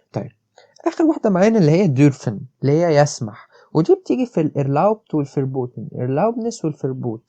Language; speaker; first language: Arabic; native; Arabic